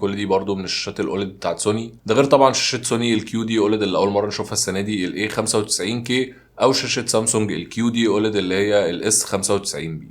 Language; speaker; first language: Arabic; native; Arabic